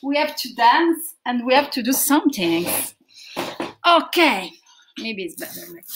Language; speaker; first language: English; non-native, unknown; Italian